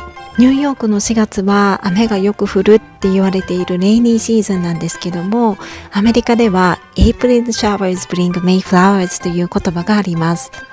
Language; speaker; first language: Japanese; native; Japanese